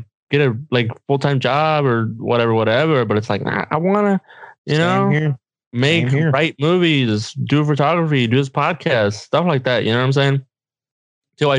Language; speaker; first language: English; non-native, fluent; Spanish